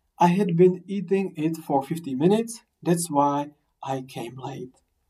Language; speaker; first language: English; non-native, fluent; Czech